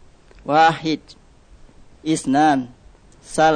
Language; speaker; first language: Arabic; non-native, learner; Indonesian